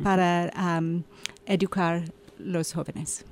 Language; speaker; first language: Spanish; non-native, learner; English